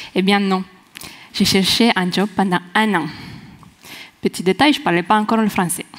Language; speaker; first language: French; non-native, fluent; Romanian